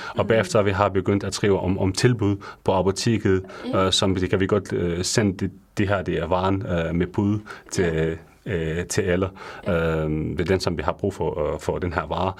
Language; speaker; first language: Danish; non-native, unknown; Arabic